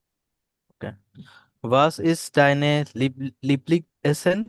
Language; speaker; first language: German; non-native, learner; Bangla